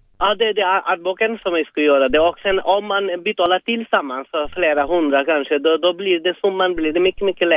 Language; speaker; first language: Swedish; non-native, fluent; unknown